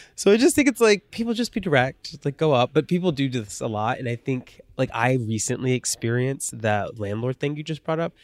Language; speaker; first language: English; native; English